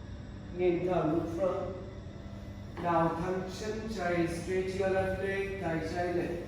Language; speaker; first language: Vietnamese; non-native, learner; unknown